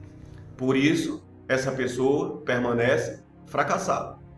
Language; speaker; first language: Portuguese; native; Portuguese